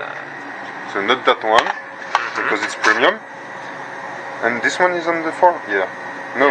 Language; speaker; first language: English; non-native, learner; French